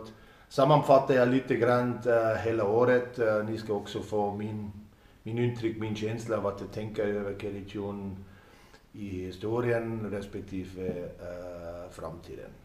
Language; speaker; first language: Swedish; non-native, fluent; German